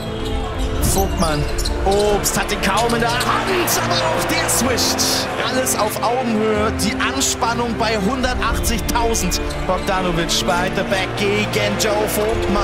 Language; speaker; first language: German; native; German